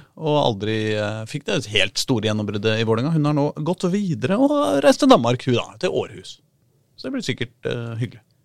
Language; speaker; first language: Norwegian; native; Norwegian